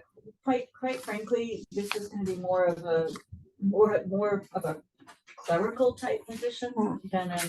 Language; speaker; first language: English; native; English